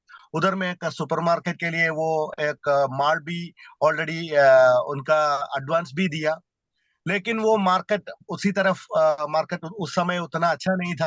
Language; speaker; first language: Hindi; non-native, local second language; Malayalam